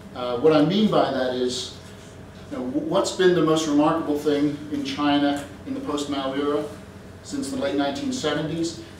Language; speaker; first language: English; native; English